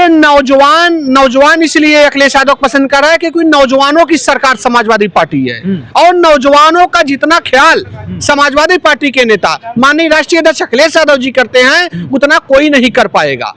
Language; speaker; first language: Hindi; native; Hindi